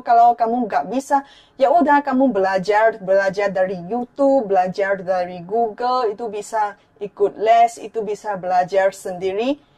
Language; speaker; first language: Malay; non-native, fluent; Chinese